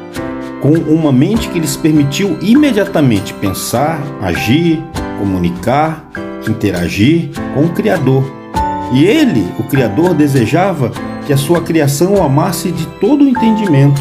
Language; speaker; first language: Portuguese; native; Portuguese